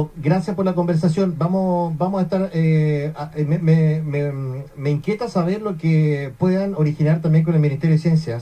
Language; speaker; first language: Spanish; native; Spanish